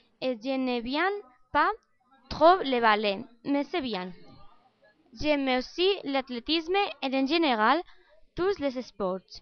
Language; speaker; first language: French; non-native, learner; Spanish